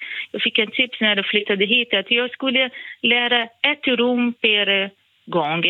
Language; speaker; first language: Swedish; non-native, fluent; Portuguese